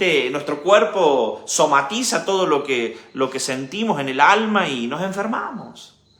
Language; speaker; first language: Spanish; native; Spanish